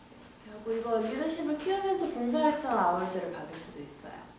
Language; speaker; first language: Korean; early bilingual, heritage; English